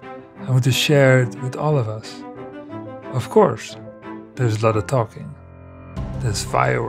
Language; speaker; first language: English; non-native, fluent; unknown